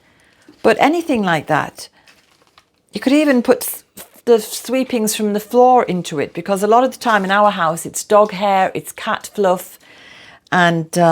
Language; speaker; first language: English; native; English